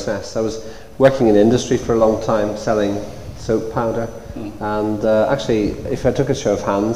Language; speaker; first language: English; native; English